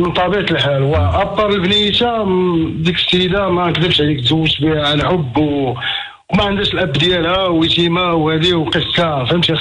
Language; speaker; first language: Arabic; native; Arabic